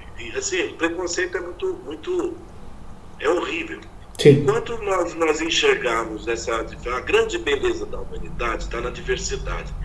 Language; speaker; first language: Portuguese; native; Portuguese